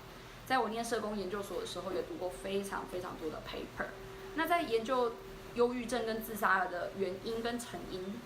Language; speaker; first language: Chinese; native; Chinese